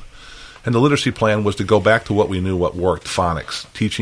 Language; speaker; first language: English; native; English